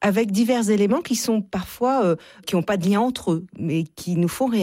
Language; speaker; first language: French; native; French